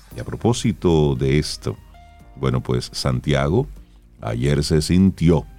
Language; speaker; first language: Spanish; native; Spanish